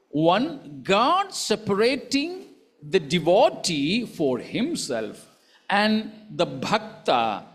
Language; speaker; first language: English; non-native, local second language; Hindi